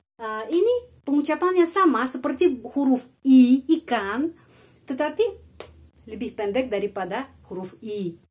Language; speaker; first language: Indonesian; non-native, fluent; Russian